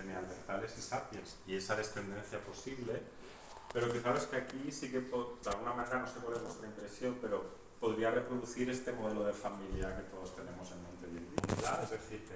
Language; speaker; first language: Spanish; native; Spanish